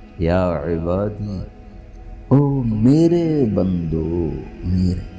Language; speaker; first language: Urdu; non-native, local second language; Punjabi